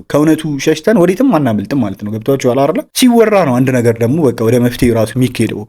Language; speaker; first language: Amharic; native; Amharic